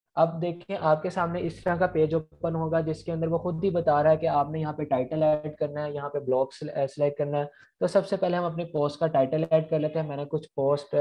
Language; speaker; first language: Urdu; non-native, local second language; Punjabi